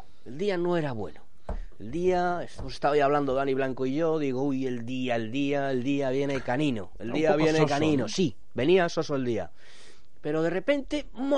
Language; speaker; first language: Spanish; native; Spanish